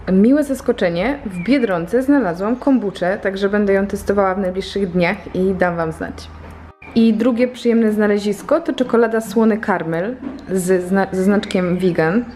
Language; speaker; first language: Polish; native; Polish